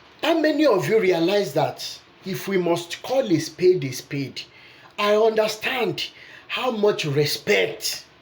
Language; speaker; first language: English; non-native, local second language; Yoruba